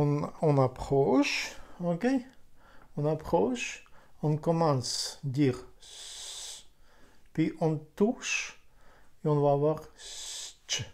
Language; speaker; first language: French; non-native, fluent; Ukrainian